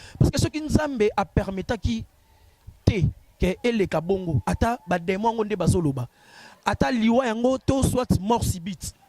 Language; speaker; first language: Lingala; native; Lingala